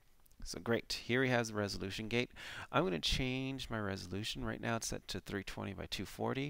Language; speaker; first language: English; native; English